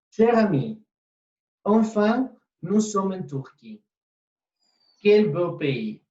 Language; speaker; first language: French; non-native, fluent; Spanish